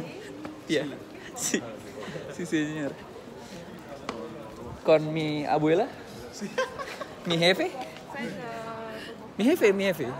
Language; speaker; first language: Spanish; non-native, learner; Indonesian